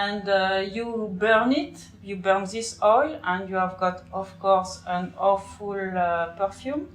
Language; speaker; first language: English; non-native, learner; French